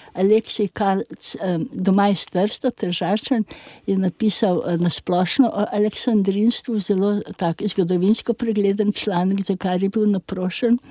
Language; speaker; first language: Slovenian; native; Slovenian